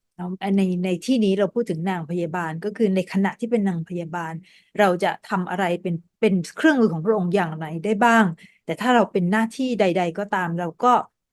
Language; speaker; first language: Thai; native; Thai